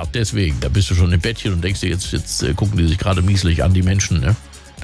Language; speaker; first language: German; native; German